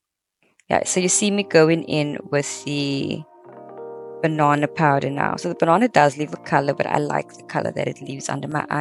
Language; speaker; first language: English; native; English